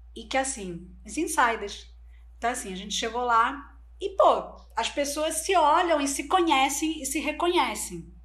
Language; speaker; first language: Portuguese; non-native, local second language; Spanish